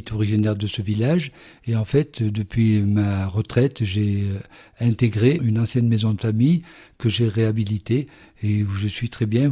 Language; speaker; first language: French; native; French